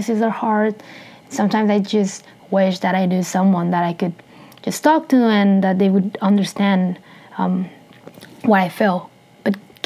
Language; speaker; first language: English; non-native, fluent; Spanish